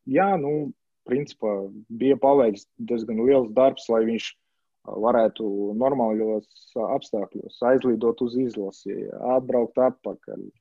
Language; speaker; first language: Latvian; non-native, local second language; Russian